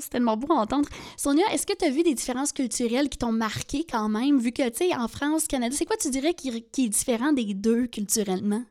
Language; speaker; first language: French; native; French